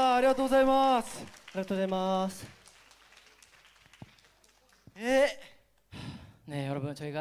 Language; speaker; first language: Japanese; non-native, learner; Korean